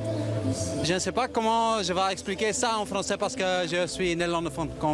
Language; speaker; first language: French; non-native, learner; Dutch